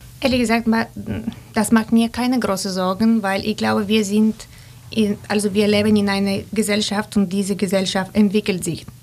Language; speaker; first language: German; non-native, fluent; Bulgarian